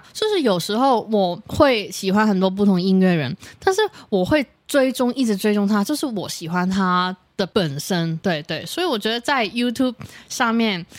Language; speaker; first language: Chinese; native; Chinese